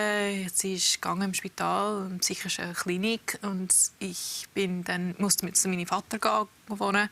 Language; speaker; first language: German; early bilingual, heritage; English